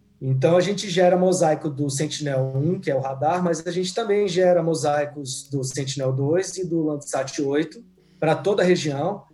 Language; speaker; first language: Portuguese; early bilingual, heritage; Portuguese